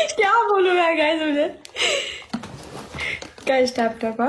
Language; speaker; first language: Hindi; non-native, local second language; Bangla